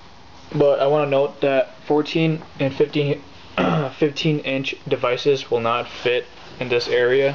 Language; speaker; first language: English; native; English